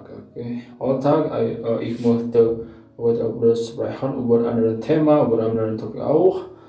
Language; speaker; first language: German; non-native, learner; Indonesian